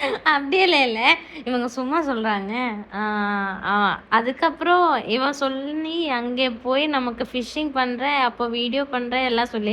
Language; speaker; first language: Tamil; non-native, learner; Malayalam